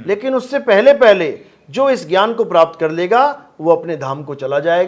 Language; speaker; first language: Hindi; native; Hindi